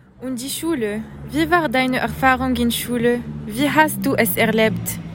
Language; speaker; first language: German; non-native, learner; French